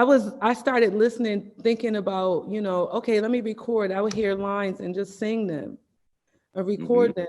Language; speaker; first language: English; native; English